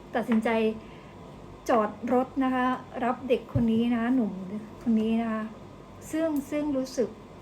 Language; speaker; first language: Thai; native; Thai